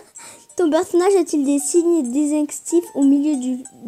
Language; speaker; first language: French; native; French